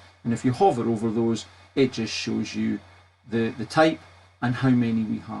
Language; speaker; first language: English; native; English